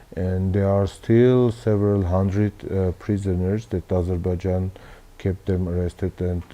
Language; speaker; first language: English; non-native, learner; Armenian